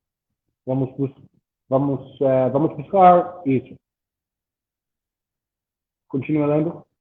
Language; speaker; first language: Portuguese; non-native, learner; English